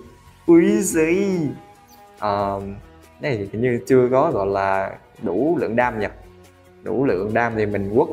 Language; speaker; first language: Vietnamese; native; Vietnamese